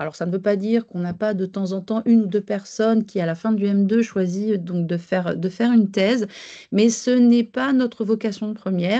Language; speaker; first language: French; native; French